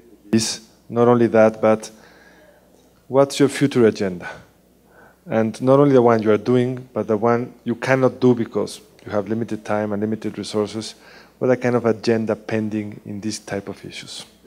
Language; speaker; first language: English; non-native, fluent; Spanish